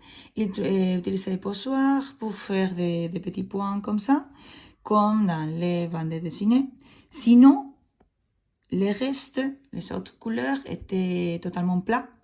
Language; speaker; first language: French; non-native, fluent; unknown